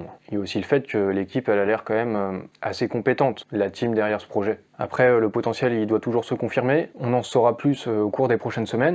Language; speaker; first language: French; native; French